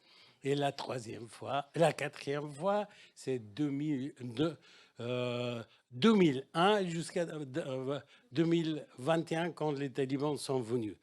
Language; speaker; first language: French; non-native, fluent; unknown